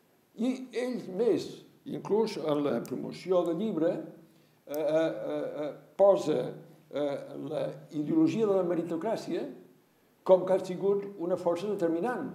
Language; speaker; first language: Catalan; native; Catalan